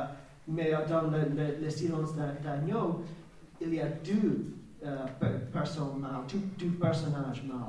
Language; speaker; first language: French; non-native, learner; English